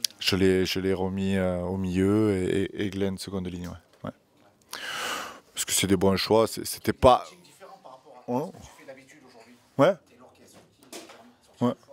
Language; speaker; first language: French; native; French